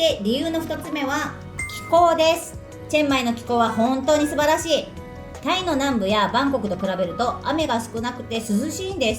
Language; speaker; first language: Japanese; native; Japanese